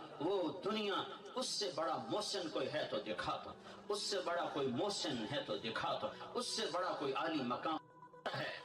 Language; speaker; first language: Urdu; non-native, local second language; Punjabi